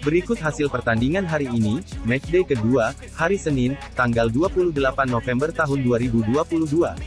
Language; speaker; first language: Indonesian; native; Indonesian